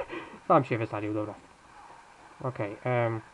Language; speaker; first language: Polish; native; Polish